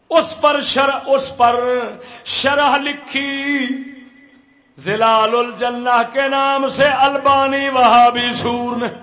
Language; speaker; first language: Urdu; native; Urdu